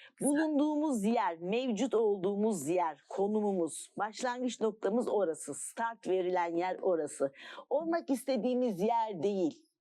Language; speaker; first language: Turkish; native; Turkish